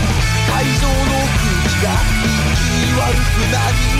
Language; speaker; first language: Japanese; native; Japanese